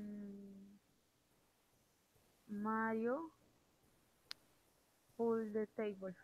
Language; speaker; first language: English; non-native, learner; Spanish